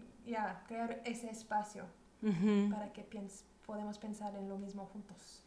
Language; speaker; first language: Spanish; early bilingual, other home language; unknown